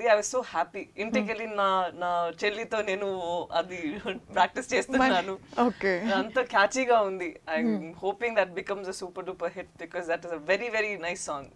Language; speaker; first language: Telugu; non-native, learner; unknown